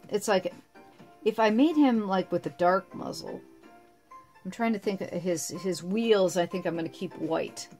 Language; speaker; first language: English; native; English